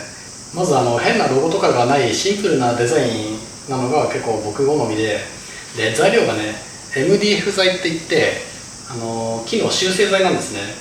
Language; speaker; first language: Japanese; native; Japanese